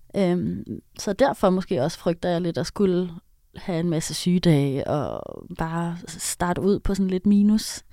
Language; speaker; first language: Danish; native; Danish